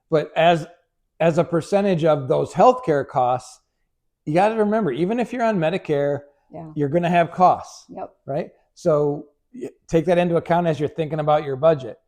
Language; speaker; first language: English; native; English